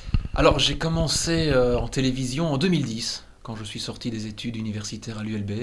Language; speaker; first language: French; native; French